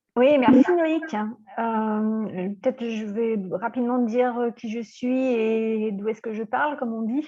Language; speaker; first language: French; native; French